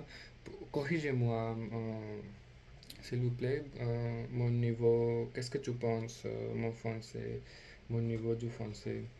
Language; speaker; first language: French; non-native, learner; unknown